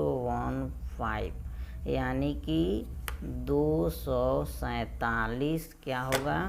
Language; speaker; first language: Hindi; native; Hindi